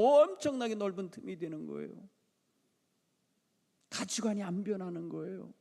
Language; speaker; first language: Korean; native; Korean